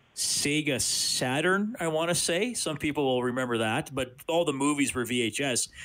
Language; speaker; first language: English; native; English